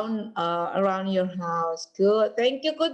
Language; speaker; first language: English; non-native, learner; Indonesian